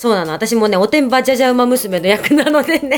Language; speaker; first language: Japanese; native; Japanese